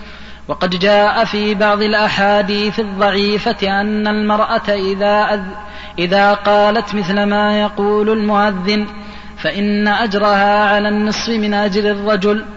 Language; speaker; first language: Arabic; native; Arabic